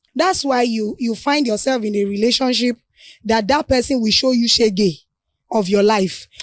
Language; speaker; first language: English; non-native, local second language; Yoruba